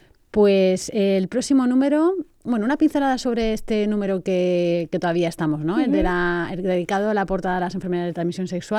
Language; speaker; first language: Spanish; native; Spanish